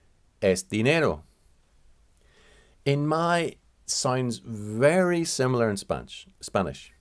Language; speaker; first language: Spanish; non-native, fluent; English